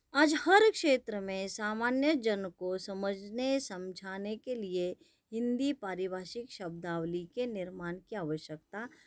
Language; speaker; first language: Hindi; non-native, local second language; Marathi